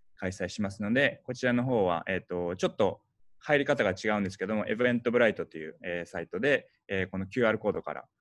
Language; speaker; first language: Japanese; early bilingual, heritage; Japanese